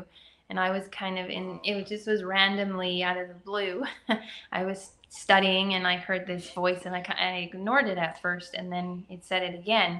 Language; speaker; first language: English; native; English